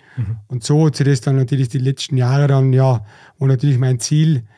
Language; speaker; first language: German; native; German